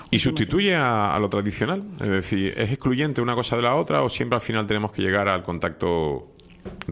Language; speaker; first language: Spanish; native; Spanish